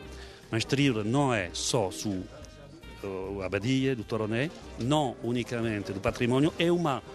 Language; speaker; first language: Portuguese; non-native, fluent; French